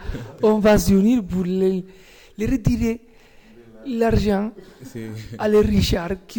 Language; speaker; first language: French; non-native, learner; Spanish